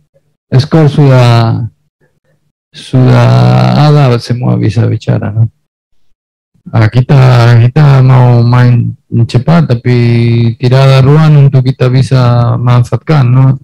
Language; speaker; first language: Indonesian; non-native, fluent; Spanish